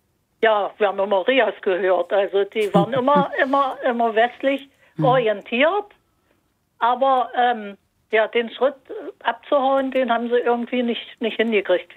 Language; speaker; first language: German; native; German